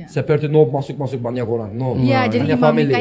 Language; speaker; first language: Indonesian; non-native, learner; Turkish